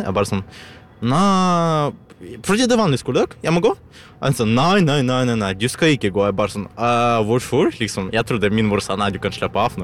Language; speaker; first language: Norwegian; early bilingual, other home language; Ukrainian